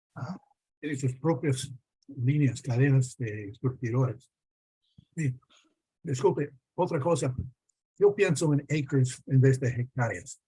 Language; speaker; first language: Spanish; non-native, fluent; English